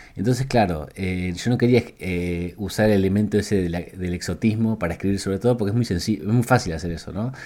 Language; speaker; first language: Spanish; native; Spanish